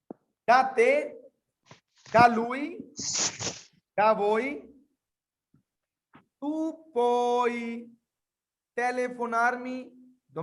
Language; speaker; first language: Italian; non-native, fluent; Punjabi